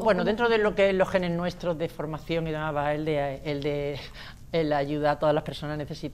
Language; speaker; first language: Spanish; native; Spanish